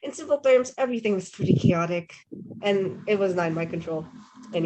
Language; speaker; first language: English; non-native, fluent; Indonesian